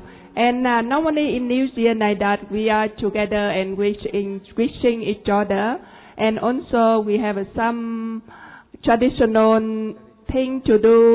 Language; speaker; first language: English; non-native, fluent; Vietnamese